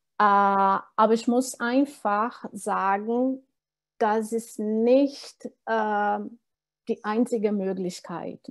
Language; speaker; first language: German; non-native, fluent; Portuguese